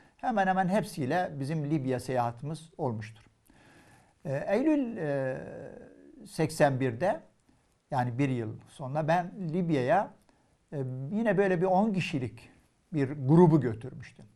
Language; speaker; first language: Turkish; non-native, fluent; Arabic